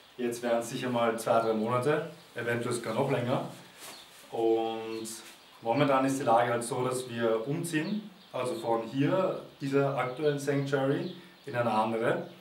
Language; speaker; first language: German; native; German